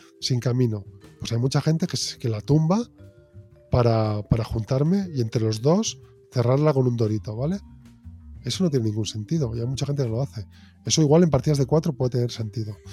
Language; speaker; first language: Spanish; native; Spanish